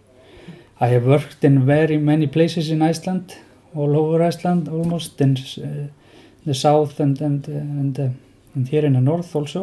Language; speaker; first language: English; non-native, fluent; Icelandic